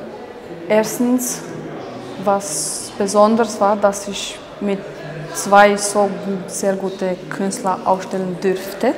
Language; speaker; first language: German; non-native, fluent; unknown